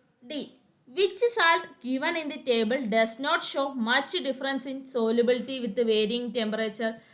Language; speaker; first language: English; non-native, local second language; Malayalam